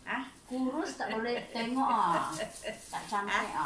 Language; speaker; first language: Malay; non-native, learner; Indonesian